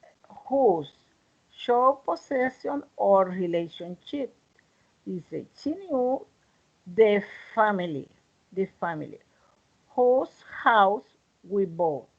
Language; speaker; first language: English; non-native, learner; Spanish